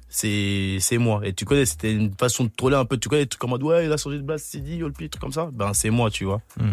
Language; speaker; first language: French; native; French